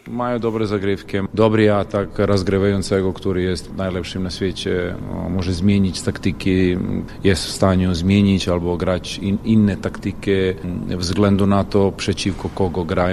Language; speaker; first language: Polish; non-native, fluent; Serbian